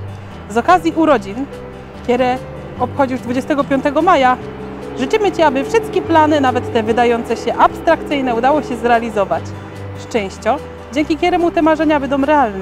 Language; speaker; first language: Polish; native; Polish